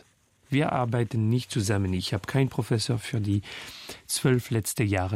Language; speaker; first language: German; non-native, fluent; French